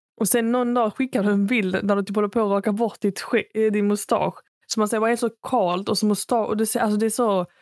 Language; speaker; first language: Swedish; native; Swedish